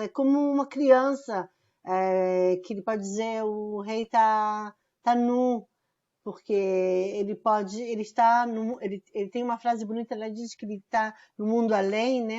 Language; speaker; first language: Portuguese; non-native, fluent; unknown